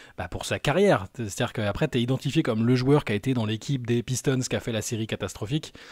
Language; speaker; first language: French; native; French